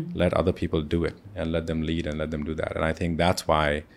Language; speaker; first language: English; non-native, local second language; Hindi